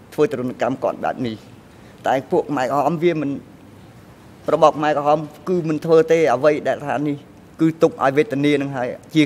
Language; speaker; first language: Khmer; non-native, local second language; Eastern Cham